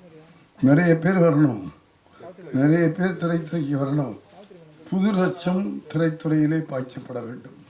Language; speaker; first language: Tamil; native; Tamil